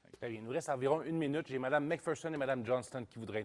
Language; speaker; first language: French; native; French